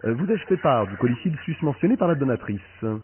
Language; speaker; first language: French; native; French